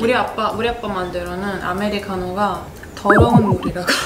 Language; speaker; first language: Korean; non-native, fluent; Italian